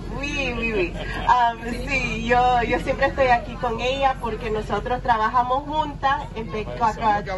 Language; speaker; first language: Spanish; non-native, learner; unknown